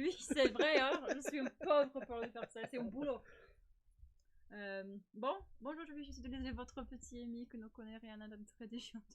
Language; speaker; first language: French; non-native, learner; English